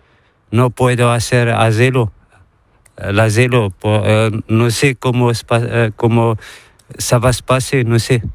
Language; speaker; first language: Spanish; non-native, learner; Arabic